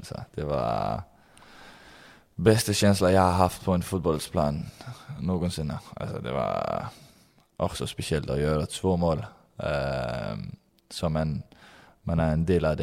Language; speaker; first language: Swedish; non-native, learner; Danish